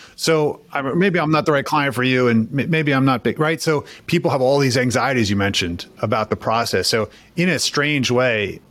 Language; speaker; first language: English; native; English